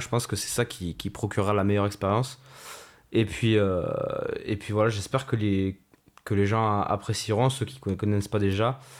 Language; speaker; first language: French; native; French